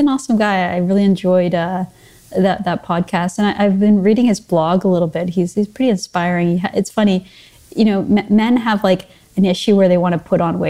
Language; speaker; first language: English; native; English